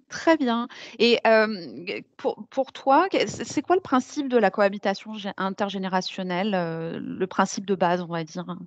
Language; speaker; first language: French; native; French